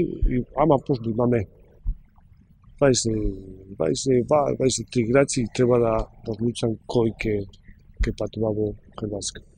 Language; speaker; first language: Macedonian; non-native, learner; Spanish